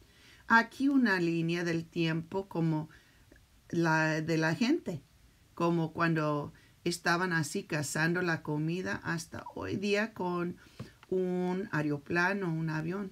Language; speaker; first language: Spanish; early bilingual, heritage; Spanish